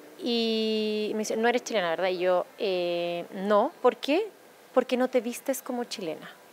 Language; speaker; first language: Spanish; native; Spanish